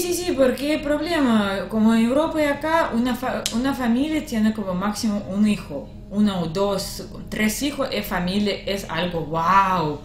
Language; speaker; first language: Spanish; non-native, learner; Russian